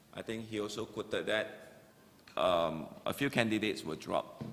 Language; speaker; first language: English; non-native, local second language; Malay